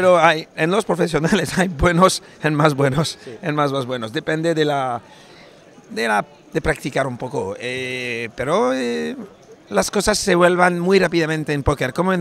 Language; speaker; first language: Spanish; non-native, fluent; French